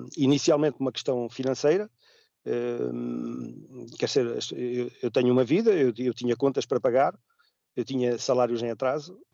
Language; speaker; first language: Portuguese; native; Portuguese